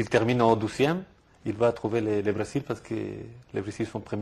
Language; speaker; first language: French; non-native, fluent; Spanish